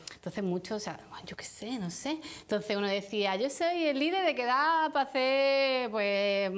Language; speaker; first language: Spanish; native; Spanish